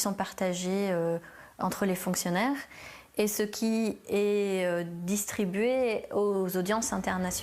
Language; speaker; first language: French; native; French